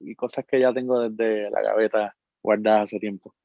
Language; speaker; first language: Spanish; native; Spanish